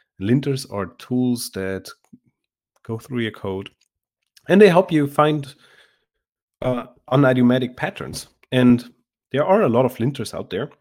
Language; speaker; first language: English; non-native, fluent; German